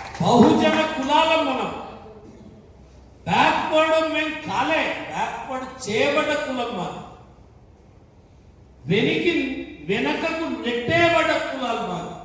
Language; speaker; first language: Telugu; native; Telugu